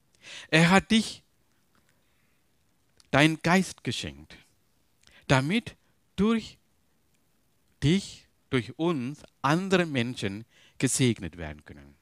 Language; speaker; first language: German; non-native, learner; Tamil